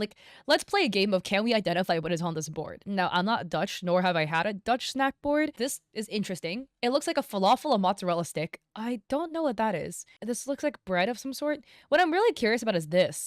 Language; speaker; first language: English; native; English